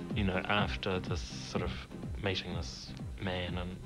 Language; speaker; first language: English; native; English